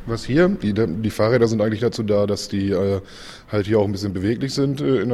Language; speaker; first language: German; native; German